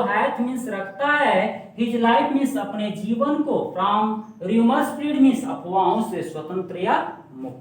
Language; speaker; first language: Hindi; native; Hindi